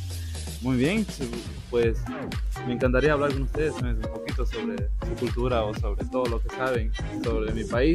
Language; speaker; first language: Spanish; early bilingual, heritage; Portuguese